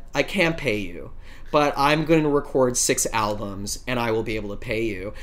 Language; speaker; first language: English; native; English